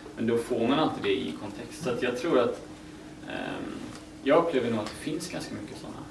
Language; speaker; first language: Swedish; native; Swedish